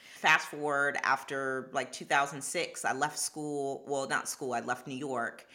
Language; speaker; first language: English; early bilingual, other home language; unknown